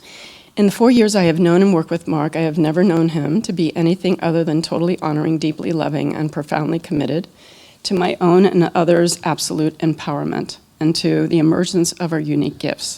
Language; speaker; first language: English; native; English